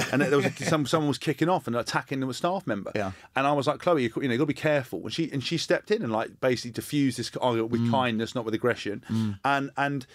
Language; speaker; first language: English; native; English